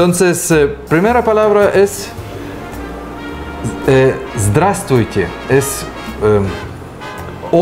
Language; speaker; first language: Spanish; non-native, fluent; Russian